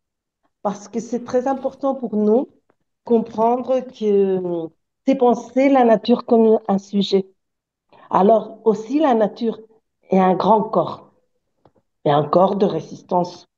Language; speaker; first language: French; non-native, fluent; Spanish